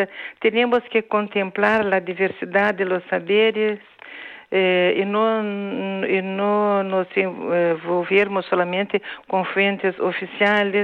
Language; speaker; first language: Spanish; non-native, fluent; Portuguese